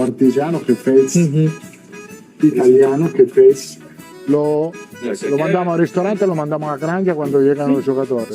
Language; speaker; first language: Portuguese; non-native, learner; Italian